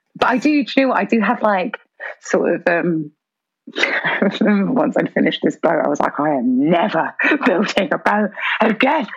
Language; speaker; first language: English; native; English